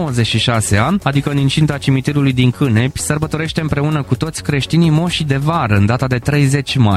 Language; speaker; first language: Romanian; native; Romanian